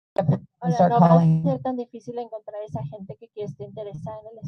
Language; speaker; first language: Spanish; native; Spanish